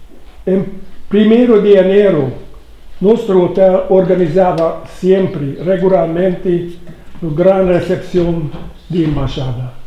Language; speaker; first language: Portuguese; non-native, learner; Hungarian